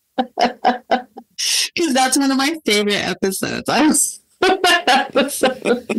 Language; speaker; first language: English; native; English